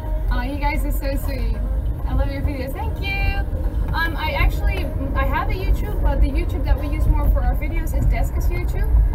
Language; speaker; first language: English; early bilingual, other home language; Dutch